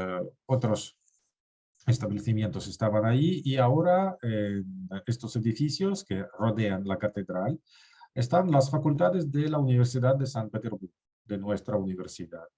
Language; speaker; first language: Spanish; non-native, fluent; Russian